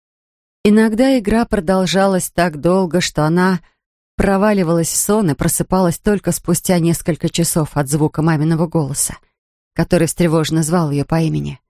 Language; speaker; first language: Russian; native; Russian